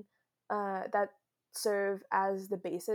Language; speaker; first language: English; early bilingual, other home language; French